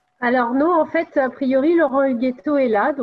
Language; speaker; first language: French; native; French